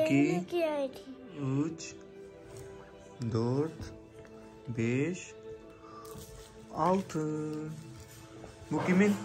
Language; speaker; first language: Turkish; non-native, learner; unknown